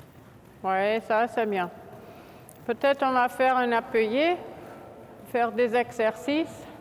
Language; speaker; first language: French; non-native, fluent; German